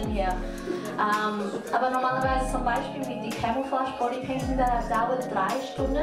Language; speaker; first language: German; non-native, learner; Cantonese